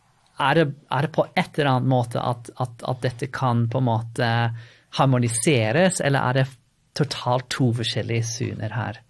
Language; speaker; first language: Norwegian; non-native, fluent; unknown